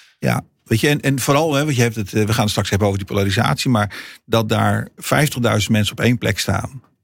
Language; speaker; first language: Dutch; non-native, fluent; Portuguese